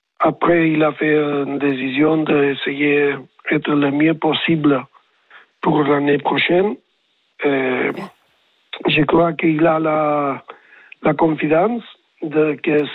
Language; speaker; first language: French; non-native, learner; Spanish